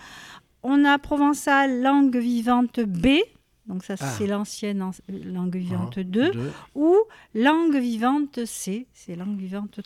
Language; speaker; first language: French; native; French